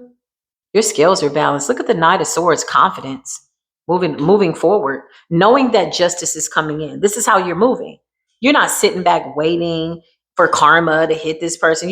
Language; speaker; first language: English; native; English